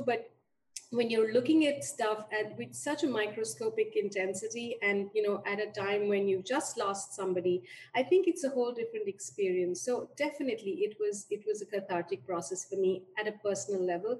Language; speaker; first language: English; non-native, local second language; Hindi